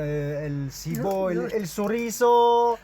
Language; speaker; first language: Italian; non-native, learner; French